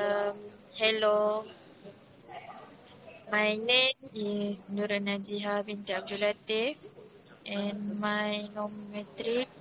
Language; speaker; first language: English; non-native, local second language; Malay